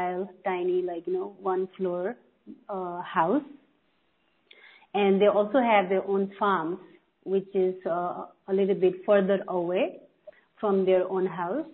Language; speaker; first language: English; non-native, local second language; Nepali